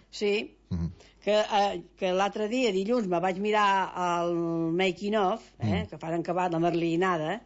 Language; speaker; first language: Catalan; native; Catalan